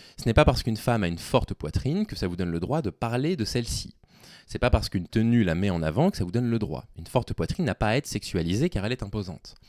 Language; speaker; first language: French; native; French